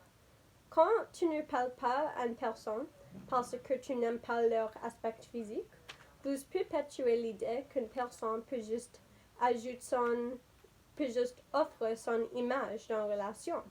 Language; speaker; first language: French; non-native, learner; English